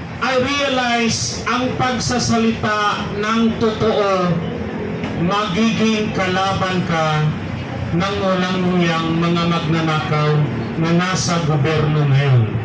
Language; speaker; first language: Filipino; non-native, local second language; Cebuano